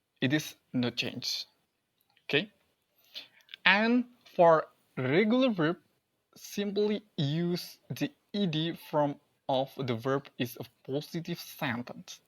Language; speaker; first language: English; non-native, learner; Indonesian